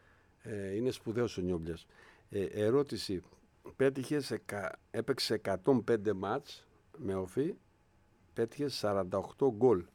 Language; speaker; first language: Greek; native; Greek